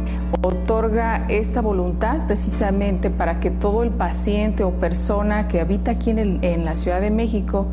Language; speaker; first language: Spanish; native; Spanish